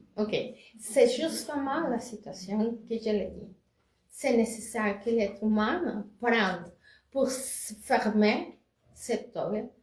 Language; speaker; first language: French; non-native, learner; Spanish